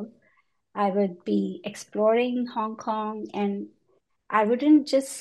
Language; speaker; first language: English; non-native, local second language; Hindi